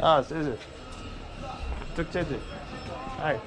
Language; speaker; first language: Chinese; non-native, fluent; English